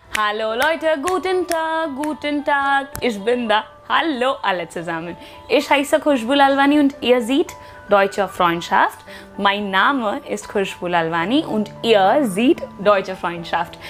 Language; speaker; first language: German; non-native, fluent; Hindi